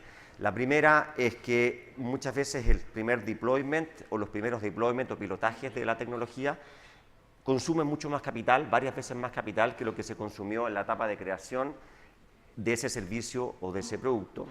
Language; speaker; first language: Spanish; native; Spanish